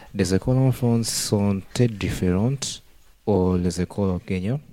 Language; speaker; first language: French; non-native, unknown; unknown